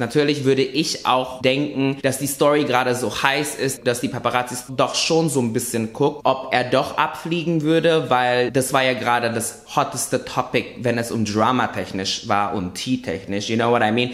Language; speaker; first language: German; native; German